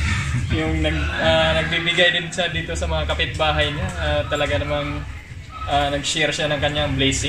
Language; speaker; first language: Filipino; native; Filipino